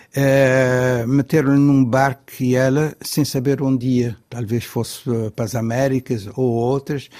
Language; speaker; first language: Portuguese; non-native, local second language; Kabuverdianu